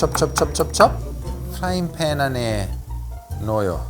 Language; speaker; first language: Korean; non-native, learner; Italian